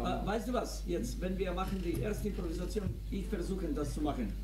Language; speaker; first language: German; non-native, learner; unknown